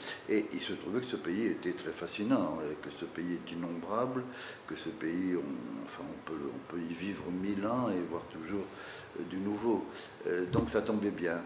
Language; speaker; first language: French; native; French